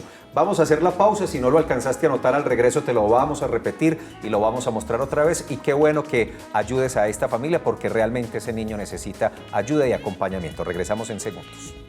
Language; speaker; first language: Spanish; native; Spanish